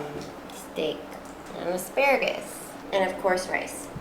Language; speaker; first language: English; native; English